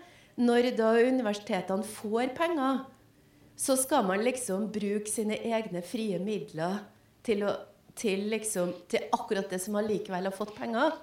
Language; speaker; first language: Norwegian; native; Norwegian